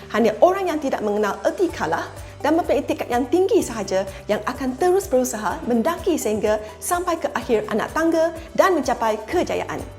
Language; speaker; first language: Malay; non-native, local second language; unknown